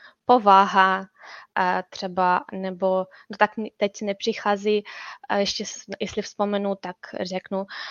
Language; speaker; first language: Czech; non-native, fluent; Ukrainian